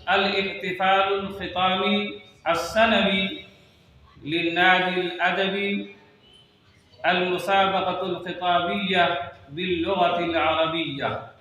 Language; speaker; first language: Arabic; non-native, fluent; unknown